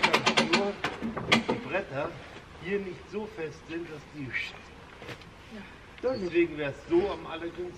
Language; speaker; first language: German; native; German